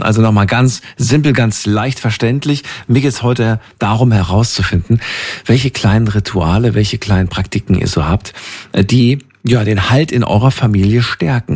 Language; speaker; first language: German; native; German